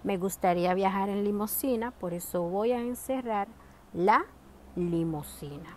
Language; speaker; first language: Spanish; native; Spanish